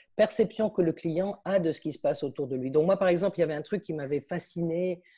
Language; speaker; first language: French; early bilingual, heritage; Spanish